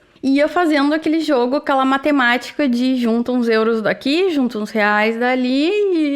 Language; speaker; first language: Portuguese; native; Portuguese